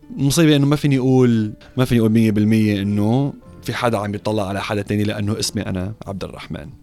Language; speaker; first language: Arabic; early bilingual, heritage; Arabic